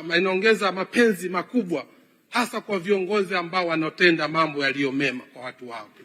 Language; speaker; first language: Swahili; native; Swahili